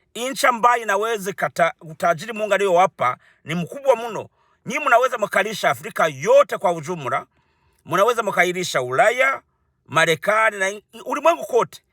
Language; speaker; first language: Swahili; non-native, local second language; Rundi